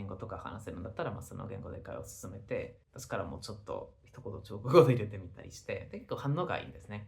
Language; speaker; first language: Japanese; non-native, fluent; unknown